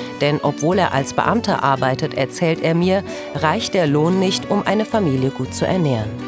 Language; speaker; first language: German; early bilingual, other home language; Turkish